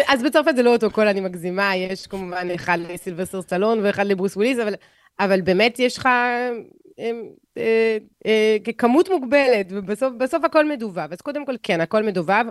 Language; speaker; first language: Hebrew; non-native, fluent; French